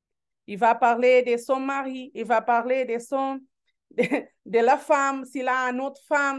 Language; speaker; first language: French; non-native, learner; Portuguese